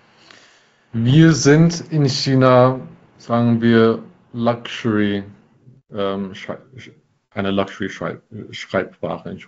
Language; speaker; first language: German; non-native, fluent; English